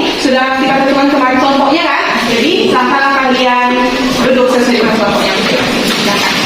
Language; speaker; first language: Indonesian; native; Indonesian